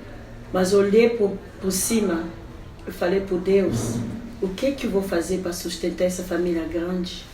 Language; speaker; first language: Portuguese; non-native, fluent; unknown